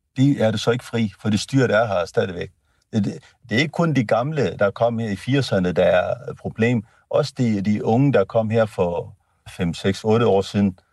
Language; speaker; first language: Danish; non-native, fluent; Tigrinya